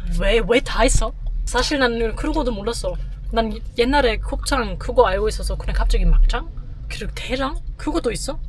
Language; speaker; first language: Korean; non-native, fluent; German